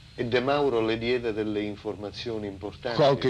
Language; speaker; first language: Italian; native; Italian